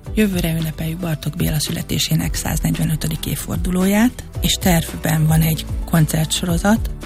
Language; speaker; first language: Hungarian; native; Hungarian